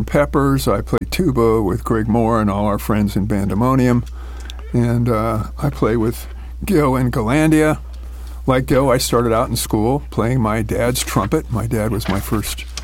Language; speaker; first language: English; native; English